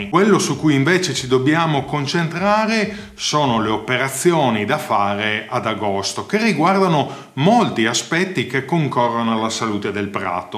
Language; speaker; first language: Italian; native; Italian